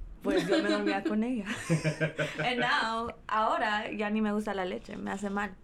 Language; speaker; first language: Spanish; early bilingual, heritage; Spanish